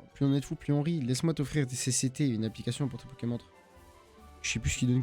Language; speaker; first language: French; native; French